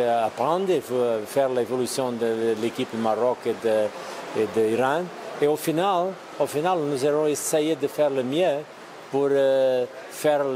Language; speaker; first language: French; non-native, fluent; Portuguese